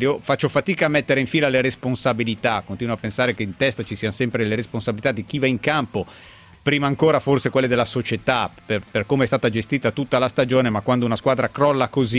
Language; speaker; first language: Italian; native; Italian